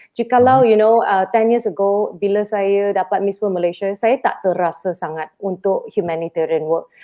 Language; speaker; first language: Malay; non-native, local second language; Chinese